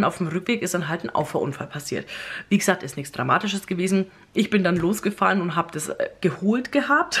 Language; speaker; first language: German; native; German